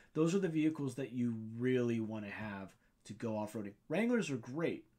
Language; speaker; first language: English; native; English